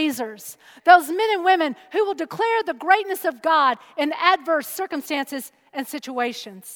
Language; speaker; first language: English; native; English